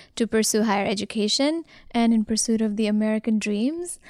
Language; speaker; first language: English; non-native, local second language; Nepali